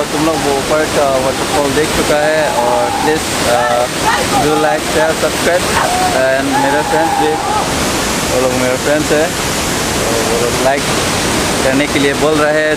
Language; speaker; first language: Hindi; non-native, local second language; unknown